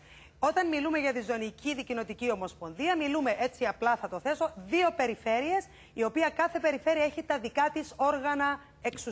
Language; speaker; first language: Greek; native; Greek